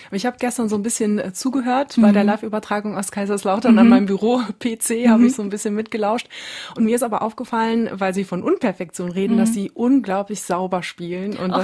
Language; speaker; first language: German; native; German